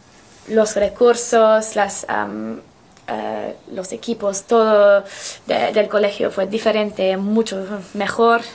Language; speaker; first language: Spanish; non-native, learner; English